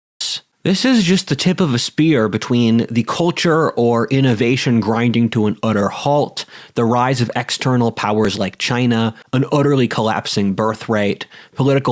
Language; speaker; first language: English; native; English